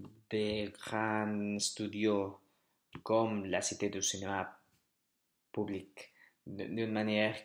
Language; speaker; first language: French; non-native, learner; Spanish